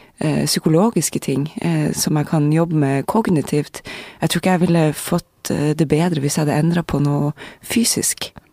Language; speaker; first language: Norwegian; native; Norwegian